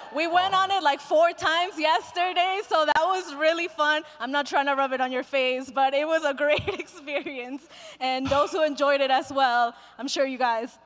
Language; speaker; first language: English; early bilingual, other home language; Spanish